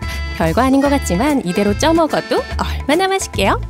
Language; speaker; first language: Korean; native; Korean